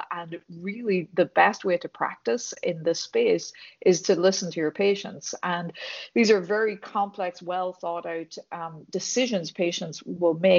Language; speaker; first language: English; native; English